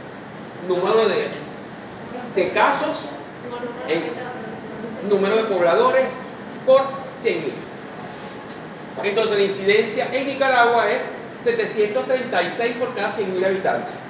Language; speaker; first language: Spanish; native; Spanish